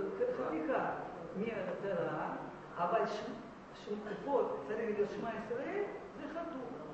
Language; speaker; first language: Hebrew; non-native, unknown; Russian